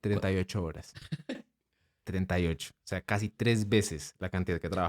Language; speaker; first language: Spanish; native; Spanish